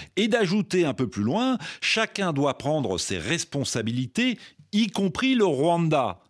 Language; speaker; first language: French; native; French